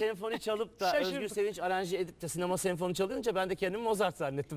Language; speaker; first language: Turkish; native; Turkish